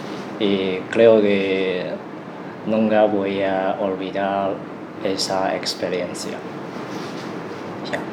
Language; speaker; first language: Spanish; non-native, learner; Chinese